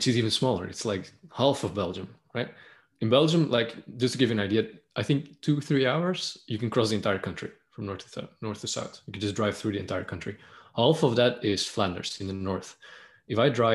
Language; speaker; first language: English; non-native, fluent; Dutch